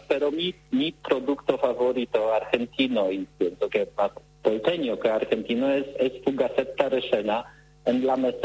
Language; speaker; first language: Spanish; non-native, learner; Polish